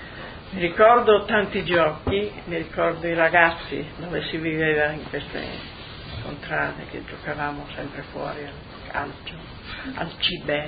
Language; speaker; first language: Italian; native; Italian